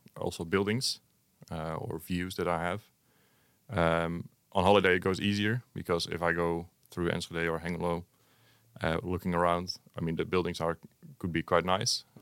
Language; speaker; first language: English; non-native, fluent; Dutch